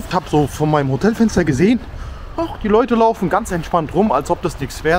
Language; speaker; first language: German; native; German